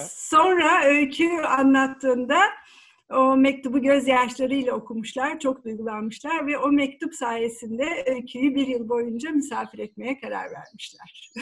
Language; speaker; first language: Turkish; native; Turkish